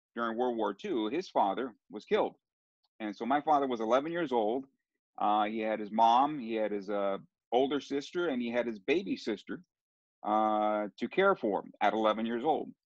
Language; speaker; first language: English; early bilingual, other home language; Sicilian